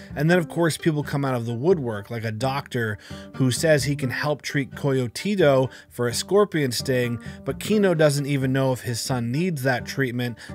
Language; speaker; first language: English; native; English